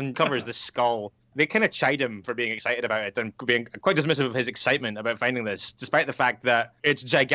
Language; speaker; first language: English; native; English